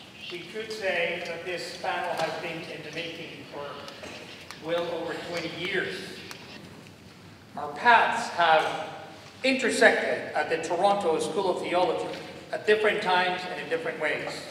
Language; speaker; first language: English; non-native, fluent; Spanish